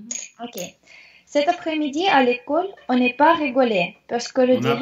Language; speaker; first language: French; non-native, learner; Russian